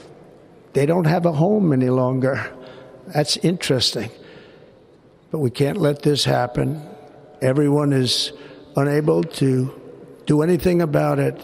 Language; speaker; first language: English; native; English